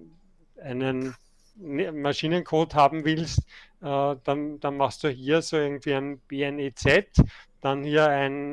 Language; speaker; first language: German; native; German